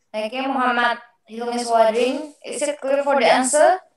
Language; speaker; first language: English; non-native, learner; Indonesian